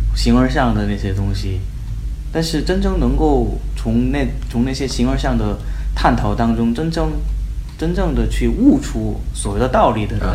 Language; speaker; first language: Chinese; non-native, fluent; Korean